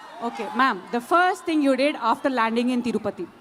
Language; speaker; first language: Telugu; native; Telugu